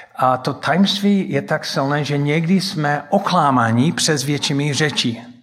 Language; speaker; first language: Czech; non-native, fluent; English